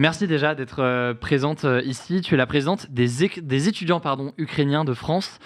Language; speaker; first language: French; native; French